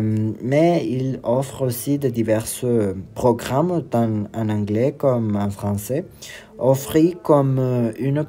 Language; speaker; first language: French; non-native, learner; Spanish